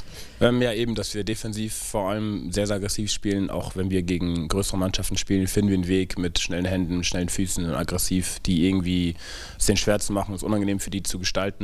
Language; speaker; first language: German; native; German